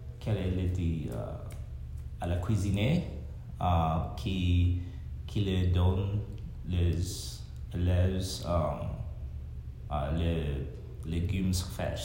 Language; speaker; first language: French; non-native, learner; English